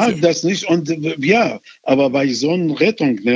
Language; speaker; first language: German; non-native, fluent; Arabic